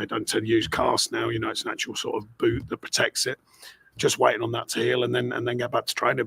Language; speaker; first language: English; native; English